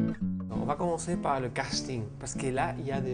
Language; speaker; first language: French; non-native, fluent; Spanish